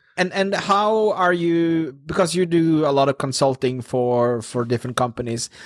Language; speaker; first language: English; non-native, fluent; Norwegian